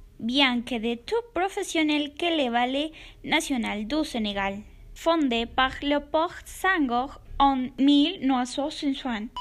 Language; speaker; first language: French; non-native, learner; Spanish